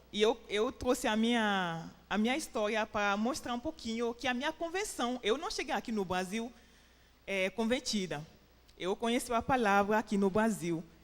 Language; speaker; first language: Portuguese; non-native, fluent; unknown